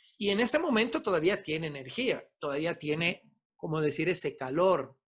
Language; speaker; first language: Spanish; non-native, fluent; Italian